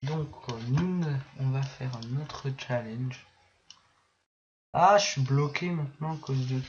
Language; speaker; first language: French; native; French